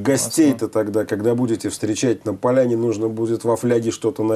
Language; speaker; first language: Russian; native; Russian